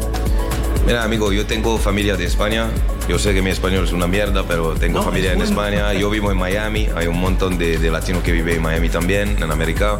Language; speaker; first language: Spanish; non-native, learner; French